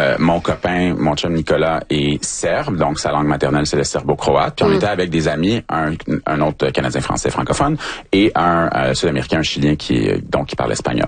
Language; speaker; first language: French; native; French